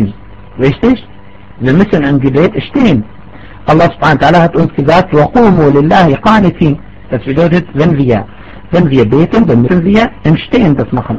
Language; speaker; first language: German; non-native, fluent; Arabic